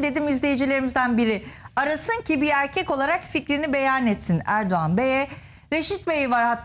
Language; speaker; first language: Turkish; native; Turkish